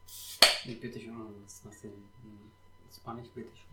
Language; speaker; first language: German; non-native, learner; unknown